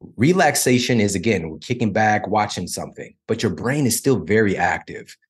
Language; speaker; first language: English; native; English